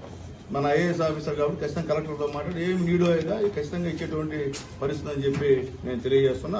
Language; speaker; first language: Telugu; native; Telugu